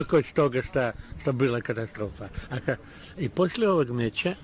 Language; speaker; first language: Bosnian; non-native, learner; Russian